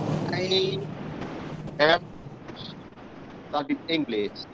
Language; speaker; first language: English; non-native, learner; Indonesian